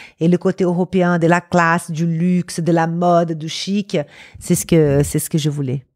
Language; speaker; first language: French; non-native, fluent; Portuguese